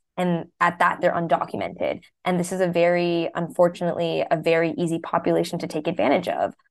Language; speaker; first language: English; early bilingual, other home language; Hindi